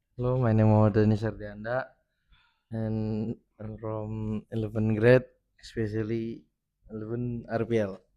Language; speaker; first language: English; non-native, learner; Indonesian